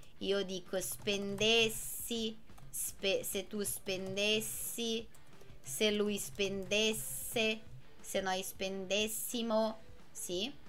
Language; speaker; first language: Italian; non-native, fluent; Portuguese